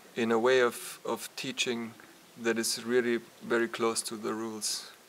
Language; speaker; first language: English; non-native, fluent; German